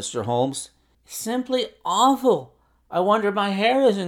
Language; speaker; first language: English; native; English